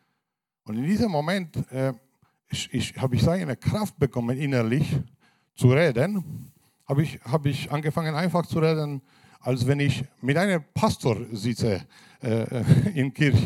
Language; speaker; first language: German; non-native, fluent; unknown